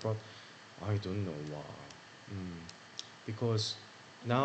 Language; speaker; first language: English; non-native, learner; Korean